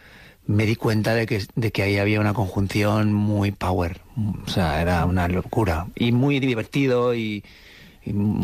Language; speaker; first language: Spanish; native; Spanish